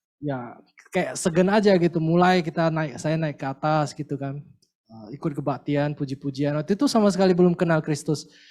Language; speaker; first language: Indonesian; native; Indonesian